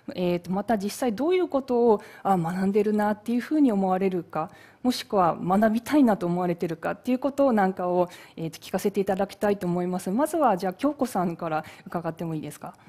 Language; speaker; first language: Japanese; native; Japanese